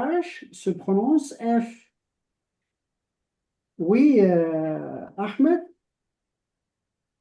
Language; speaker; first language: French; non-native, local second language; Arabic